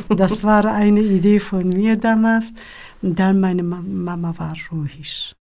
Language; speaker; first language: German; non-native, learner; Kurdish